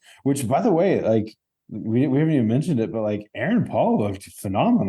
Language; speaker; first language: English; native; English